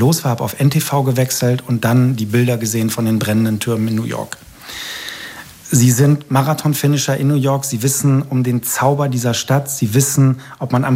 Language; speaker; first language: German; native; German